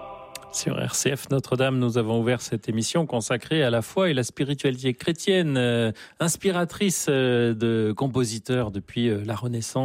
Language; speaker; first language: French; native; French